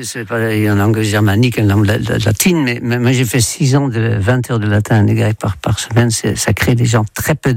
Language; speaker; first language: French; non-native, fluent; Dutch